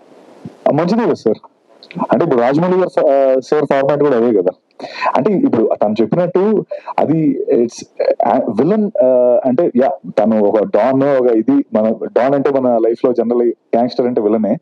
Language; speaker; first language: Telugu; native; Telugu